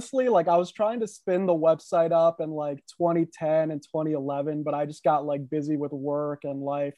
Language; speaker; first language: English; native; English